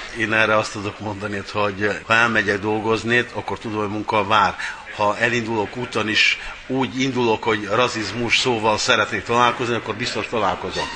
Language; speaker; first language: Hungarian; non-native, fluent; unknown